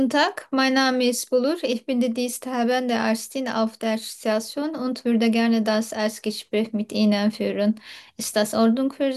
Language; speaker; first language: German; non-native, learner; Turkish